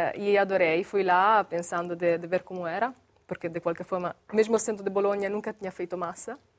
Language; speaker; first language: Portuguese; non-native, fluent; Italian